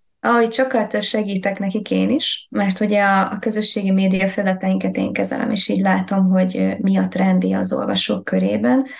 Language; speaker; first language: Hungarian; native; Hungarian